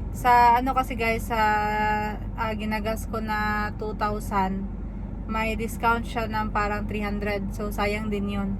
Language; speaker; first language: Filipino; non-native, local second language; Cebuano